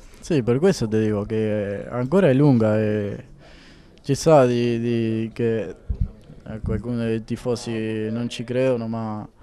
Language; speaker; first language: Italian; non-native, fluent; Spanish